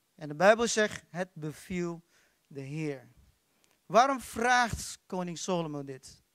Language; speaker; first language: Dutch; non-native, fluent; Filipino